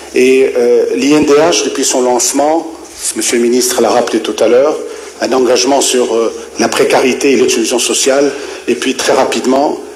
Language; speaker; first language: French; non-native, local second language; Arabic